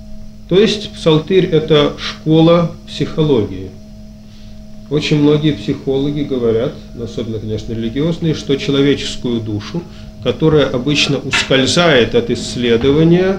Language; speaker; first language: Russian; native; Russian